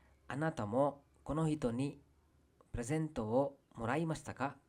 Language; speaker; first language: Japanese; non-native, fluent; Kannada